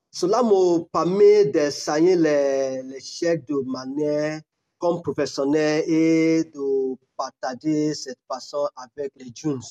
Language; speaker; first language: French; non-native, learner; Yoruba